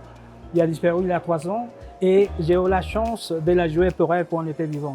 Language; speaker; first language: French; non-native, fluent; Spanish